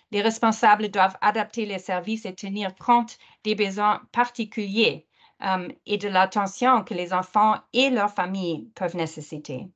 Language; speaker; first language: French; non-native, fluent; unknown